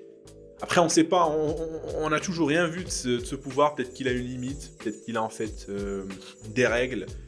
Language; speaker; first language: French; native; French